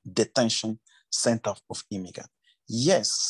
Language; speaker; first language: English; non-native, learner; French